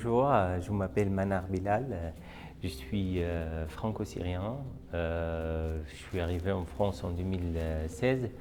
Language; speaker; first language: French; non-native, learner; Arabic